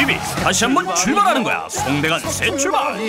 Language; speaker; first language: Korean; native; Korean